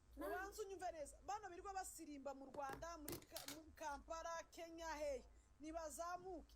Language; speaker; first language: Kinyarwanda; native; Kinyarwanda